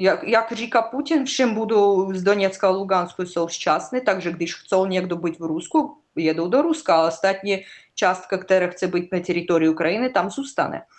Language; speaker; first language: Czech; non-native, learner; Russian